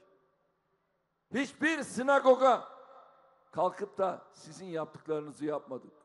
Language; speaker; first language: Turkish; native; Turkish